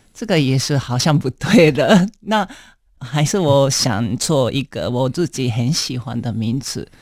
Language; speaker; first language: Chinese; non-native, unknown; Japanese